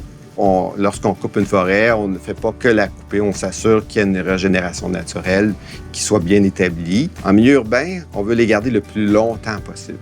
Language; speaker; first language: French; native; French